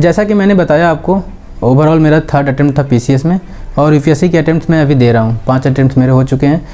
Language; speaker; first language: Hindi; native; Hindi